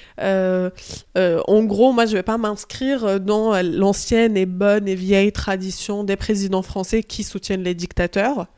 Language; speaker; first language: French; early bilingual, other home language; Arabic